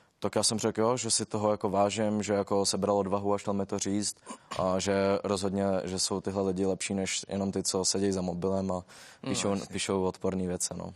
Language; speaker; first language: Czech; native; Czech